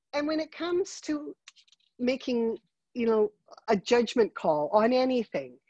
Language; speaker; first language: English; native; English